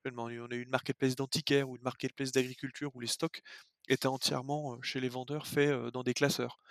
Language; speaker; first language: French; native; French